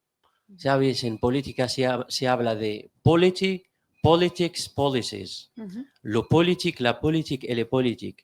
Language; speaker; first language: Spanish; non-native, fluent; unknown